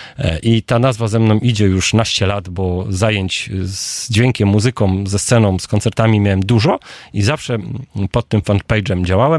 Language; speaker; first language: Polish; native; Polish